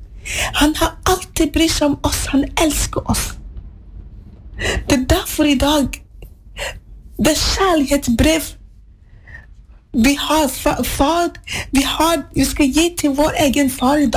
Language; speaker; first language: Swedish; non-native, learner; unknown